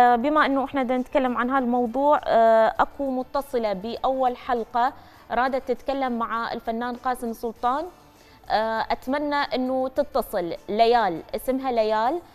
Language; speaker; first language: Arabic; native; Arabic